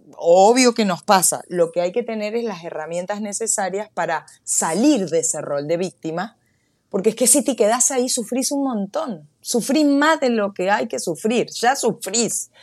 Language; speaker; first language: Spanish; native; Spanish